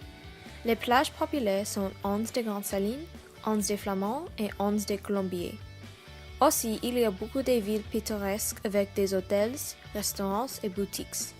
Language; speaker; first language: French; non-native, learner; English